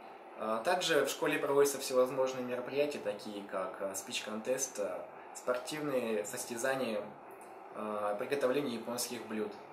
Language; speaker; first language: Russian; native; Russian